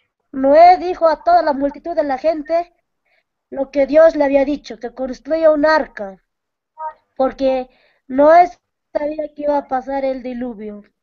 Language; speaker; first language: Spanish; non-native, local second language; Aymara